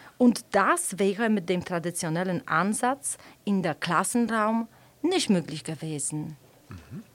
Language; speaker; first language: German; non-native, fluent; Polish